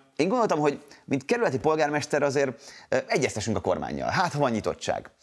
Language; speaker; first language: Hungarian; native; Hungarian